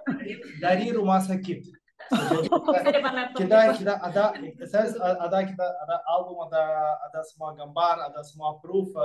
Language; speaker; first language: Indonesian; non-native, fluent; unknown